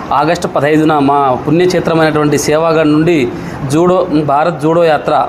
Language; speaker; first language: Telugu; non-native, local second language; Lambadi